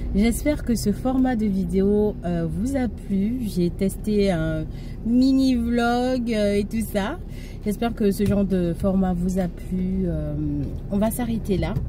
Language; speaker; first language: French; native; French